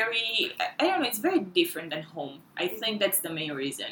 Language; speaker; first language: English; non-native, fluent; Romanian